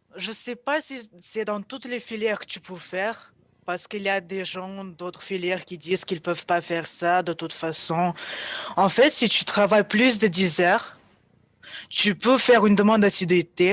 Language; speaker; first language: French; non-native, fluent; Russian